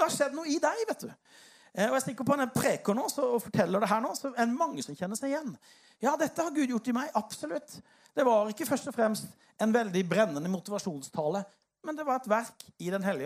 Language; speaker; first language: Norwegian; native; Norwegian